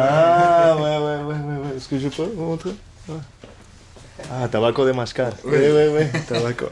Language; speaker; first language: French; non-native, learner; Spanish